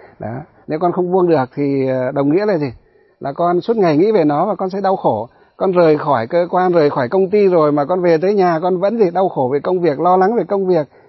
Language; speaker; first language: Vietnamese; non-native, local second language; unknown